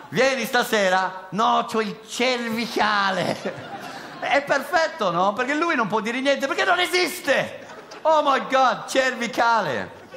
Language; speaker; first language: Italian; non-native, fluent; English